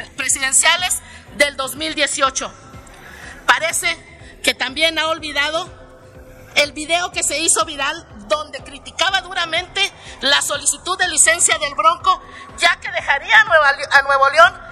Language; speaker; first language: Spanish; native; Spanish